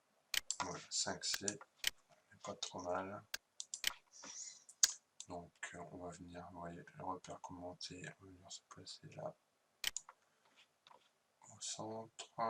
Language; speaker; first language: French; native; French